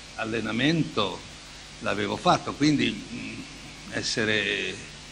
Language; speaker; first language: Italian; native; Italian